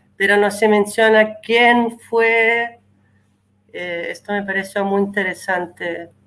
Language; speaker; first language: Spanish; non-native, fluent; Italian